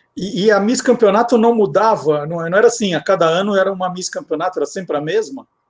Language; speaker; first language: Portuguese; native; Portuguese